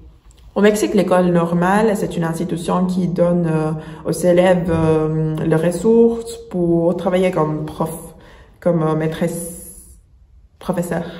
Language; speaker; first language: French; non-native, fluent; Spanish